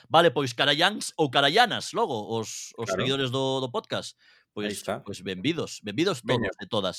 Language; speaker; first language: Galician; native; Galician